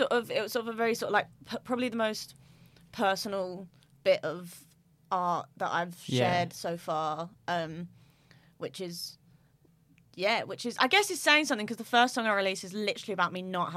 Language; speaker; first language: English; native; English